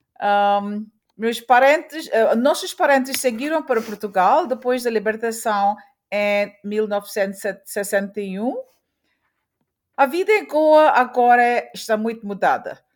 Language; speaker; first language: Portuguese; early bilingual, heritage; Portuguese